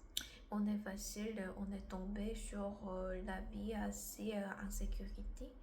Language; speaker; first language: French; non-native, learner; Korean